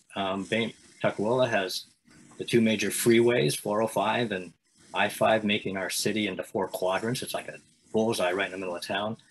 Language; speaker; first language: English; native; English